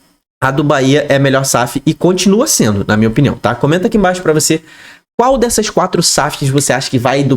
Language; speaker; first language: Portuguese; native; Portuguese